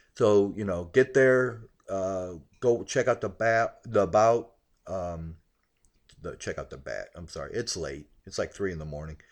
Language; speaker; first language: English; native; English